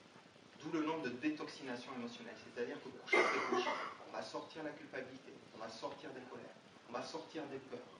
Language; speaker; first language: French; native; French